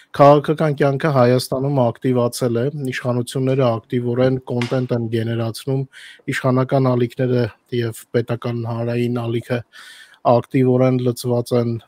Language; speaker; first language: Armenian; native; Armenian